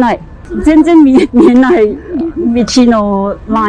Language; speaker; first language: Japanese; non-native, learner; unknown